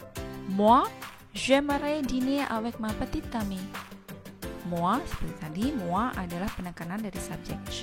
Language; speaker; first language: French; non-native, fluent; Indonesian